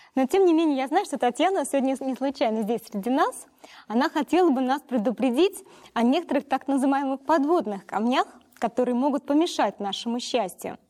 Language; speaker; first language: Russian; native; Russian